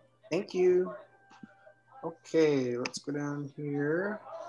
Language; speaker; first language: English; native; English